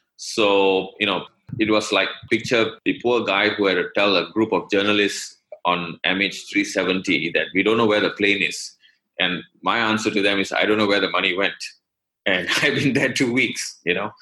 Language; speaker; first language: English; non-native, local second language; Tamil